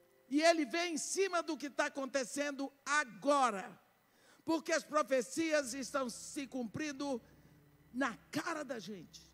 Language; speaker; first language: Portuguese; native; Portuguese